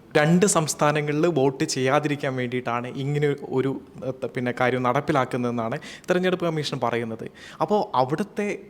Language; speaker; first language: Malayalam; native; Malayalam